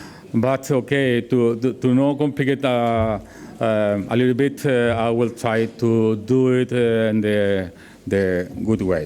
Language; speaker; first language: English; non-native, learner; Spanish